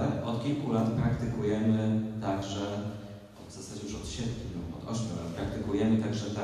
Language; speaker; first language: Polish; native; Polish